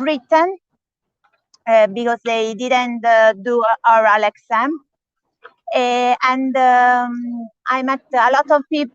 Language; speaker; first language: English; non-native, learner; Italian